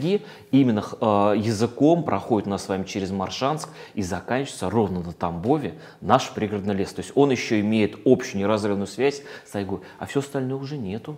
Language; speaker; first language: Russian; native; Russian